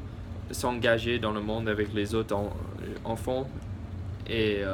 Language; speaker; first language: French; early bilingual, heritage; English